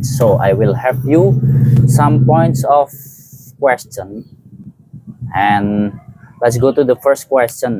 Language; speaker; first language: English; non-native, fluent; Indonesian